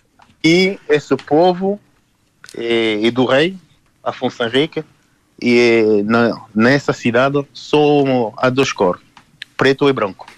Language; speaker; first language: Portuguese; non-native, learner; French